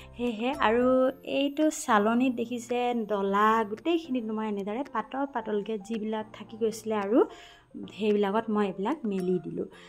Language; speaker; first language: Assamese; non-native, local second language; Nepali